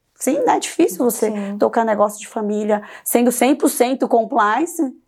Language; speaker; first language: Portuguese; early bilingual, other home language; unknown